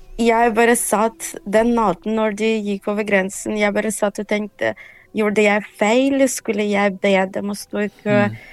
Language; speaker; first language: Norwegian; non-native, fluent; Ukrainian